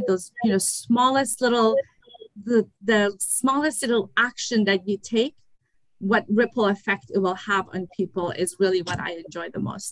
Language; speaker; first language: English; non-native, fluent; German